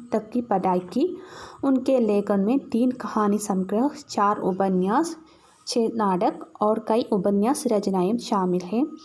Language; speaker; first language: Hindi; non-native, local second language; Malayalam